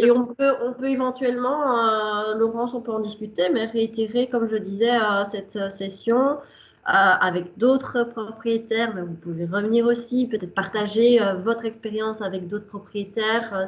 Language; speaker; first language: French; native; French